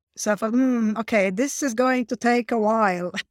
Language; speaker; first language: English; non-native, fluent; Polish